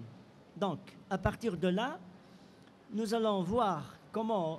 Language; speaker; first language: French; non-native, local second language; Arabic